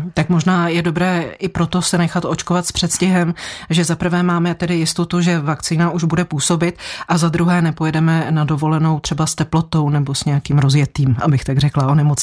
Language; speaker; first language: Czech; native; Czech